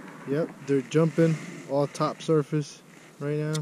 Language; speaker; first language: English; native; English